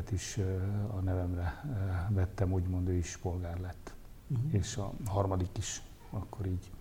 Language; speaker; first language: Hungarian; native; Hungarian